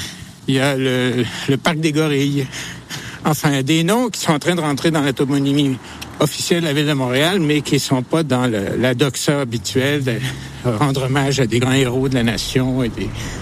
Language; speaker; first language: French; native; French